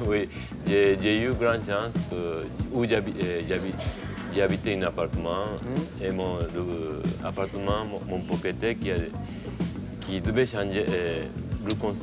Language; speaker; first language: French; non-native, fluent; Japanese